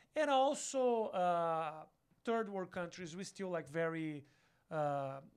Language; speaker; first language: English; non-native, fluent; Portuguese